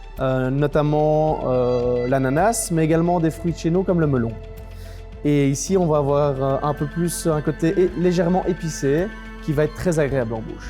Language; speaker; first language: French; native; French